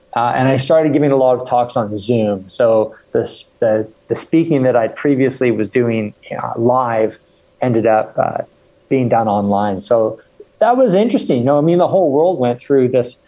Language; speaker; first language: English; native; English